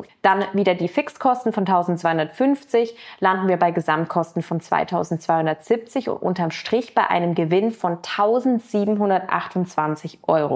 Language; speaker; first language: German; native; German